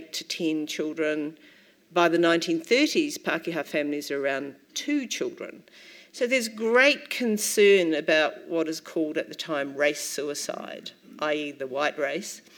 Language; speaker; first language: English; native; English